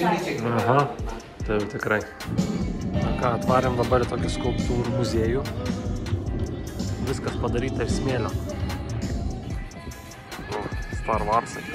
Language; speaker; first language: Lithuanian; native; Lithuanian